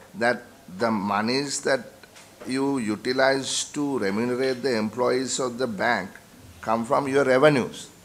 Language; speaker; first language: English; non-native, local second language; Sinhala